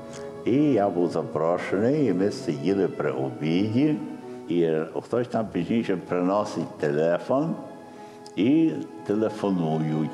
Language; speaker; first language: Ukrainian; early bilingual, heritage; Ukrainian